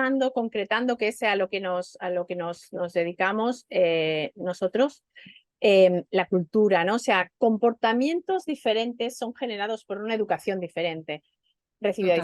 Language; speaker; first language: Spanish; native; Spanish